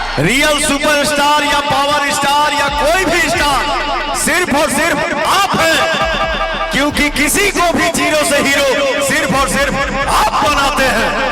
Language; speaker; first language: Hindi; non-native, local second language; Bhojpuri